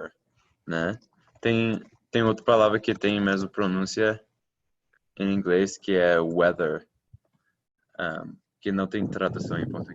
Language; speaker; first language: Portuguese; non-native, fluent; English